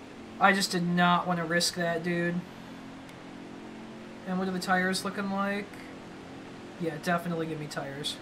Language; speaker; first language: English; native; English